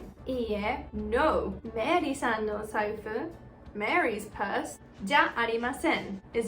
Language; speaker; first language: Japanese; non-native, fluent; English